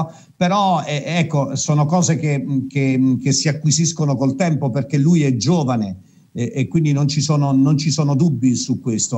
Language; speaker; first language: Italian; native; Italian